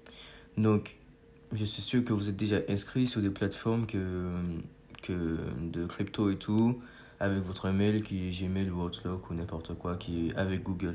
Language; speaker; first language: French; native; French